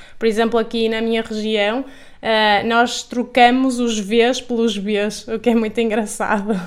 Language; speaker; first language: Portuguese; native; Portuguese